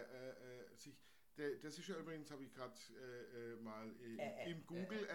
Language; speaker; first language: German; native; German